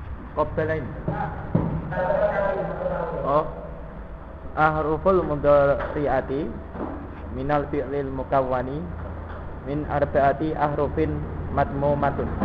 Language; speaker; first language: Arabic; non-native, learner; Indonesian